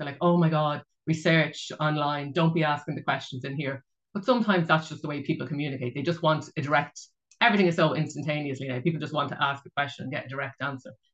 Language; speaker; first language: English; native; English